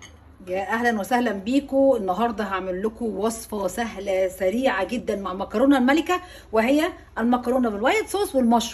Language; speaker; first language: Arabic; native; Arabic